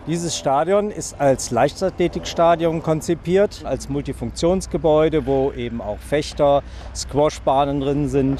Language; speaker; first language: German; native; German